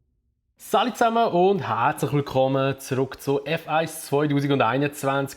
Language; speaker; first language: German; native; German